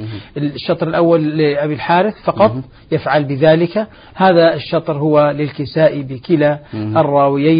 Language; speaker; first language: Arabic; native; Arabic